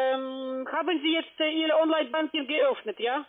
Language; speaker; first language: German; non-native, fluent; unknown